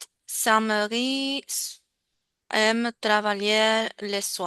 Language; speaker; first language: French; non-native, learner; Spanish